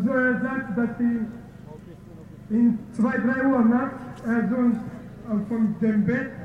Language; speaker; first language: German; non-native, learner; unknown